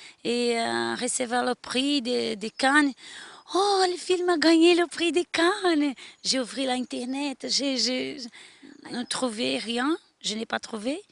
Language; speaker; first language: French; non-native, learner; Portuguese